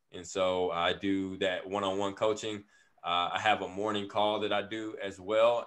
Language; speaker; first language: English; native; English